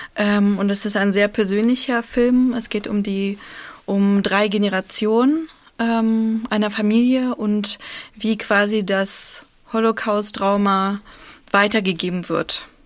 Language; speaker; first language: German; early bilingual, other home language; Russian